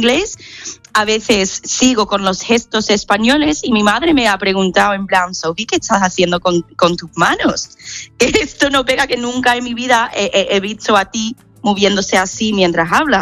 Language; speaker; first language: Spanish; non-native, fluent; English